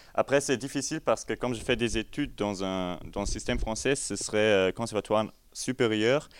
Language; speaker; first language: French; non-native, fluent; German